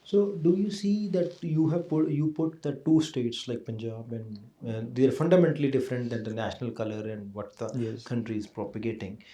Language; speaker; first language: English; non-native, local second language; Punjabi